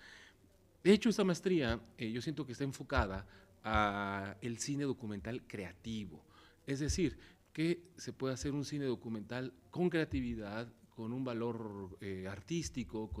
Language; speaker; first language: Spanish; native; Spanish